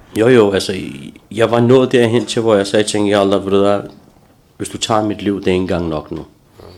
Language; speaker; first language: Danish; early bilingual, other home language; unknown